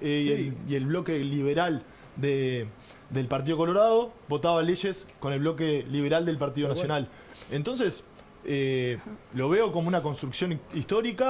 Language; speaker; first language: Spanish; native; Spanish